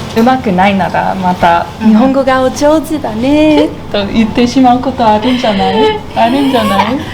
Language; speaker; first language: Japanese; non-native, fluent; English